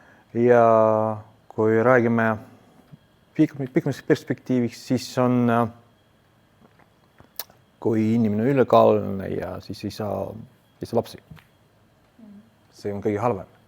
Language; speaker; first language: Estonian; non-native, local second language; Russian